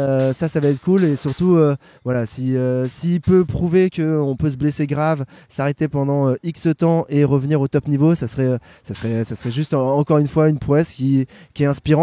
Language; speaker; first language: French; native; French